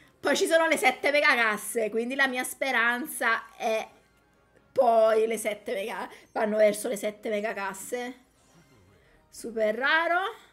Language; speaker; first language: Italian; native; Italian